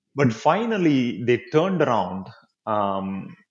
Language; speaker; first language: English; non-native, local second language; Tamil